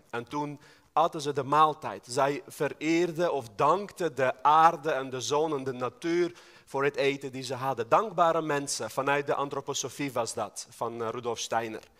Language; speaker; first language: Dutch; non-native, fluent; Armenian